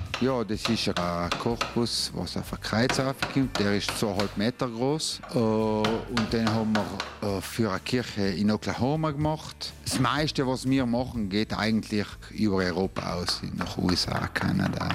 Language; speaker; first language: German; non-native, local second language; Ladin